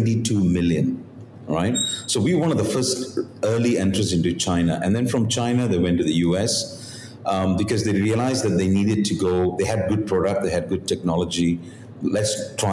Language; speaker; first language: English; non-native, local second language; Tamil